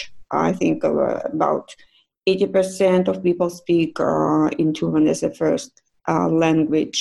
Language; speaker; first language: English; non-native, fluent; Russian